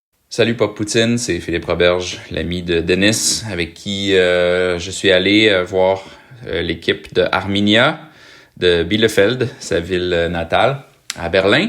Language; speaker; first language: French; native; French